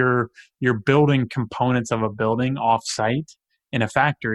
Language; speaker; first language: English; native; English